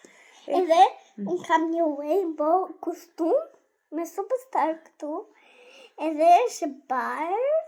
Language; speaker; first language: Albanian; early bilingual, heritage; Albanian